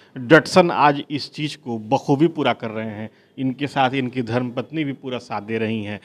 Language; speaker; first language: Hindi; native; Hindi